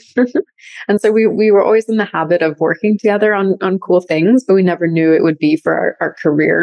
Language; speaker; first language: English; native; English